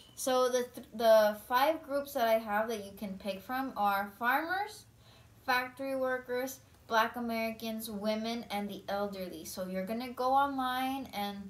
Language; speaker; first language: English; early bilingual, other home language; Spanish